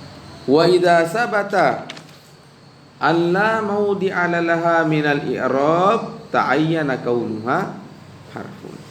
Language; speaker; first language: Arabic; non-native, fluent; Indonesian